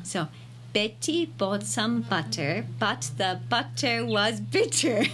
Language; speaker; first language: English; native; English